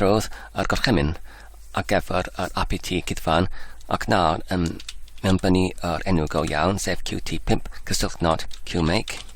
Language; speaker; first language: Welsh; non-native, learner; English